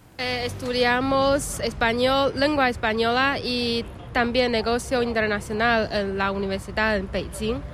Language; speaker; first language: Spanish; non-native, learner; Chinese